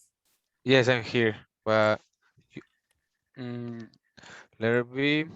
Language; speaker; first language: English; non-native, learner; Spanish